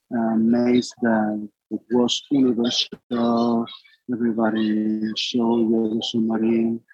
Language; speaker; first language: English; non-native, learner; Spanish